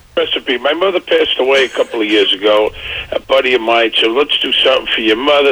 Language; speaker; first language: English; native; English